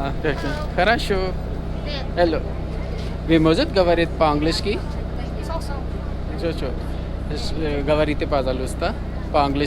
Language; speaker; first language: Russian; non-native, learner; Urdu